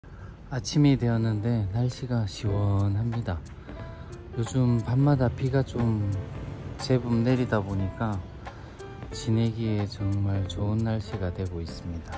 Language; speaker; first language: Korean; native; Korean